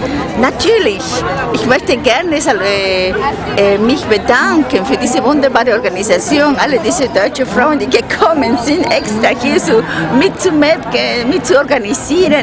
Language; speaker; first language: German; non-native, fluent; Spanish